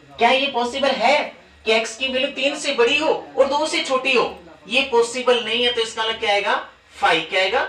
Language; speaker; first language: Hindi; native; Hindi